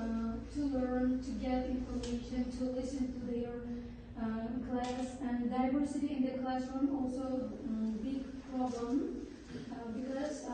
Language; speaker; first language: English; non-native, learner; Uzbek